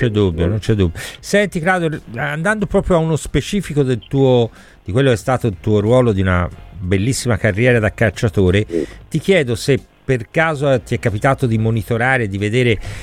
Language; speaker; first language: Italian; native; Italian